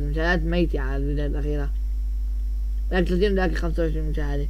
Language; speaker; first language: Arabic; native; Arabic